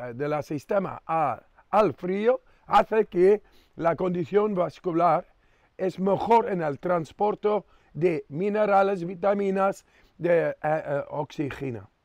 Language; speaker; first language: Spanish; non-native, fluent; Dutch